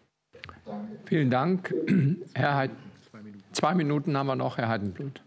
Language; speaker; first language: German; native; German